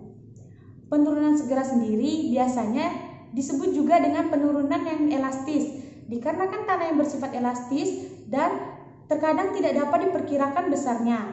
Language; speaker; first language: Indonesian; native; Indonesian